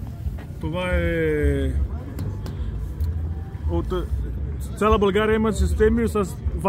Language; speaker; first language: Bulgarian; non-native, learner; Greek